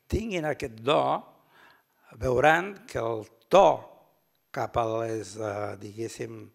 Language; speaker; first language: Catalan; early bilingual, heritage; Catalan